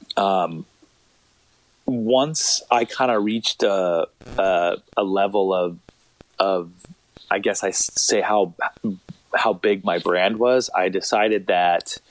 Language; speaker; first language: English; native; English